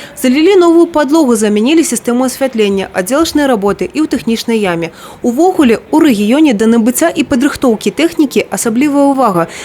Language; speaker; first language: Belarusian; native; Belarusian